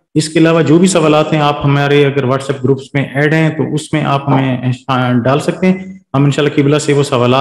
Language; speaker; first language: Urdu; native; Urdu